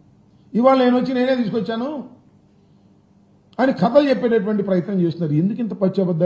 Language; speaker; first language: Telugu; native; Telugu